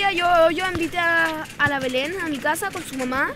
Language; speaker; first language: Spanish; early bilingual, other home language; Urdu